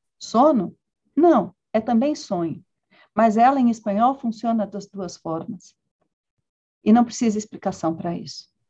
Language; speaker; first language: Portuguese; early bilingual, other home language; Spanish